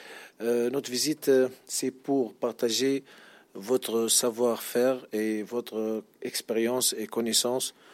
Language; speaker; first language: French; non-native, local second language; Arabic